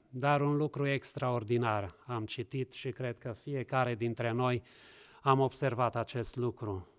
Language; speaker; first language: Romanian; non-native, local second language; Hungarian